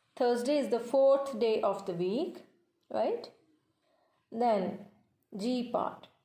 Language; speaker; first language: English; non-native, local second language; Punjabi